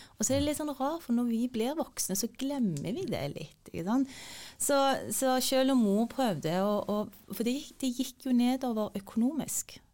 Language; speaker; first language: Norwegian; early bilingual, other home language; Turkish